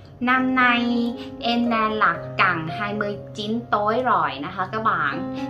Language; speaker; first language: Vietnamese; non-native, learner; Thai